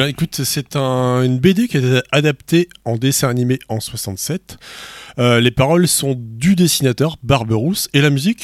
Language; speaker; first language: French; native; French